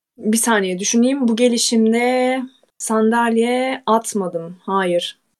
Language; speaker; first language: Turkish; native; Turkish